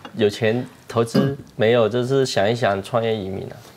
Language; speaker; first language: Chinese; non-native, fluent; Cantonese